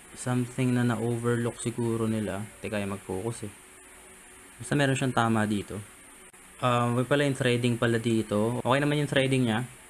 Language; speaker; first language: Filipino; native; Filipino